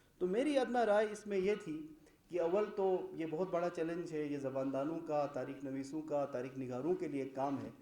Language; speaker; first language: Urdu; non-native, local second language; Shina